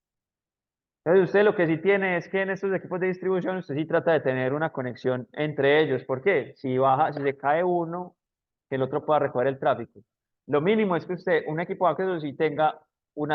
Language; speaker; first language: Spanish; native; Spanish